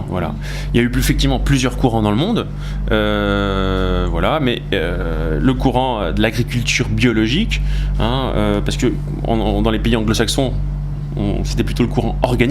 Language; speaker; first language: French; native; French